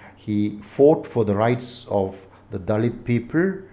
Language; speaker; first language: English; non-native, local second language; Malayalam